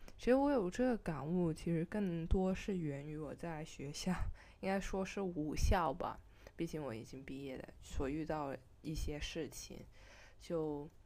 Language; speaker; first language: Chinese; non-native, local second language; Cantonese